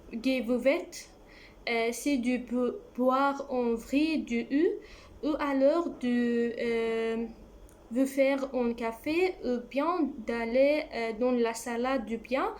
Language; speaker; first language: French; non-native, learner; Arabic